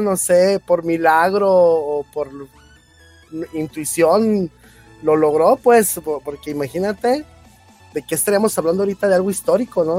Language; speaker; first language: Spanish; native; Spanish